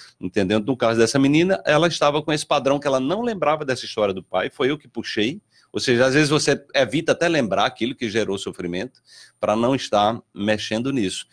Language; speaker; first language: Portuguese; native; Portuguese